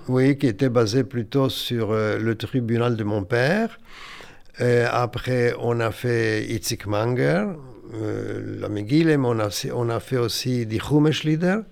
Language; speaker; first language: French; non-native, fluent; Yiddish